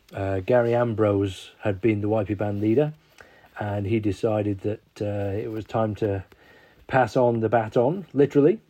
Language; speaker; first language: English; native; English